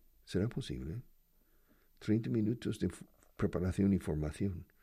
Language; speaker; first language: Spanish; non-native, fluent; English